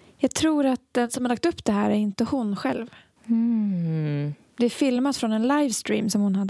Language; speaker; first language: Swedish; native; Swedish